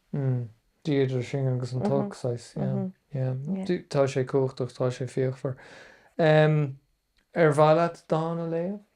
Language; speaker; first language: Irish; native; Irish